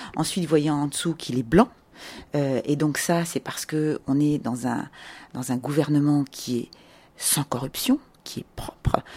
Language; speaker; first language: French; native; French